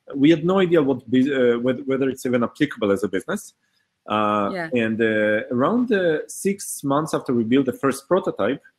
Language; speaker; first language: English; early bilingual, other home language; Hebrew